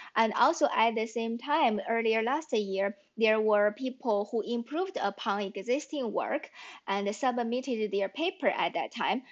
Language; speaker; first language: English; non-native, fluent; Chinese